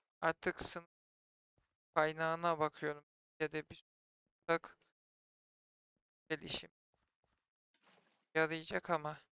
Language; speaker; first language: Turkish; native; Turkish